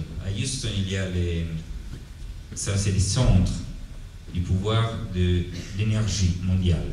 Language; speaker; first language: French; non-native, fluent; Italian